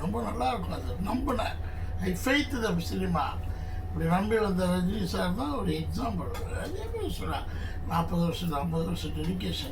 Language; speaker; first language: Tamil; native; Tamil